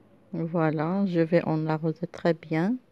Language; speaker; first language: French; non-native, local second language; Arabic